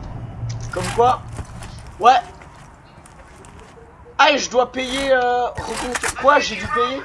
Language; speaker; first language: French; native; French